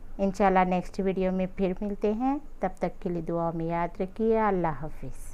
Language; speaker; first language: Hindi; native; Hindi